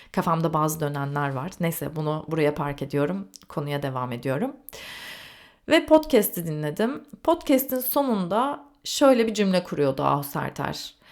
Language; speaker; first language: Turkish; native; Turkish